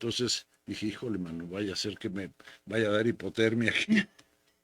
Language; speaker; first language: Spanish; native; Spanish